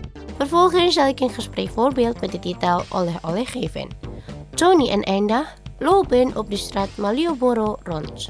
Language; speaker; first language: Dutch; non-native, learner; Indonesian